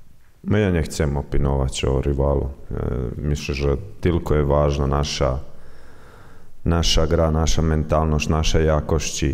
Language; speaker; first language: Polish; non-native, learner; Croatian